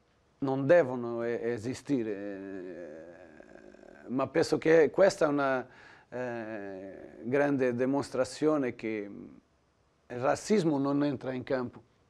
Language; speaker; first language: Italian; non-native, learner; Portuguese